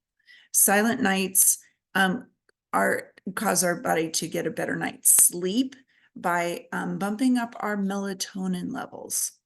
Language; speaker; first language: English; native; English